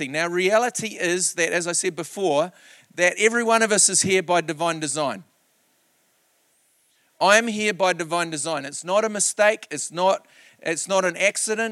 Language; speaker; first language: English; native; English